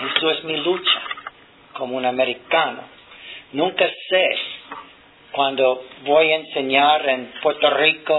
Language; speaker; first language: Spanish; non-native, fluent; English